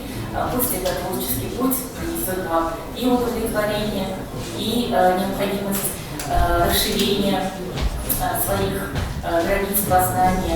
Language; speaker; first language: Russian; native; Russian